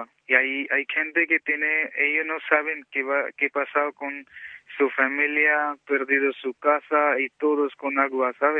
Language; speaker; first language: Spanish; non-native, learner; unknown